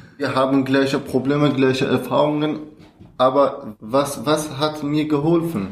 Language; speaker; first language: German; non-native, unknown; Kurdish